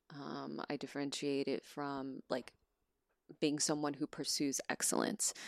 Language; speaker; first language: English; early bilingual, other home language; Chinese